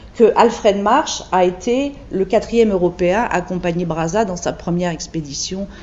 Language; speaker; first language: French; native; French